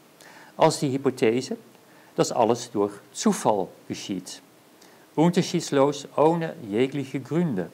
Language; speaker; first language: German; non-native, learner; Dutch